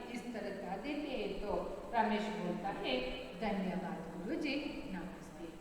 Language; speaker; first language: Hindi; non-native, local second language; Kannada